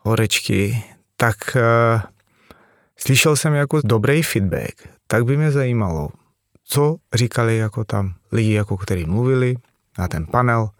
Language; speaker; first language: Czech; non-native, fluent; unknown